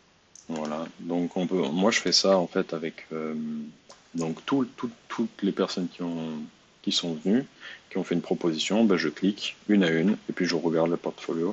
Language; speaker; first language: French; native; French